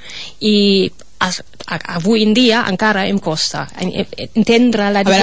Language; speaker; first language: Catalan; non-native, fluent; German